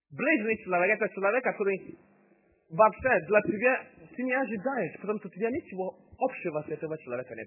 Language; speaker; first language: Russian; non-native, fluent; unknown